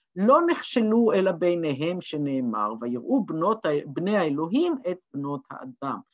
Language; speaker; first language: Hebrew; native; Hebrew